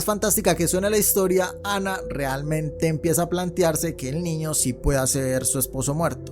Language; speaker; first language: Spanish; native; Spanish